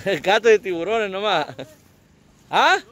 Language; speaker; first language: Spanish; native; Spanish